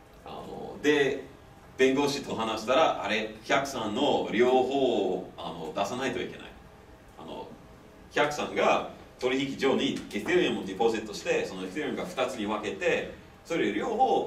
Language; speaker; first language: Japanese; non-native, fluent; English